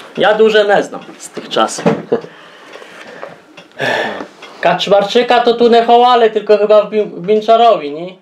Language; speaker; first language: Polish; non-native, local second language; Rusyn